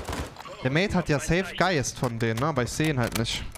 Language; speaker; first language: German; native; German